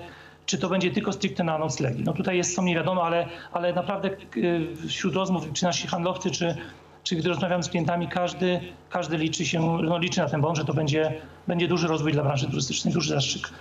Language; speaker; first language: Polish; native; Polish